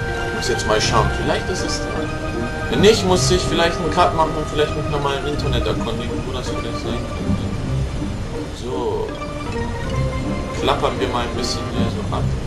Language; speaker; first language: German; native; German